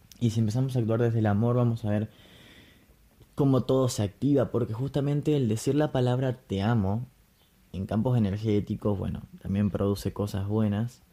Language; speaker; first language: Spanish; native; Spanish